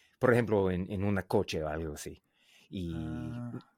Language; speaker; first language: Spanish; non-native, learner; English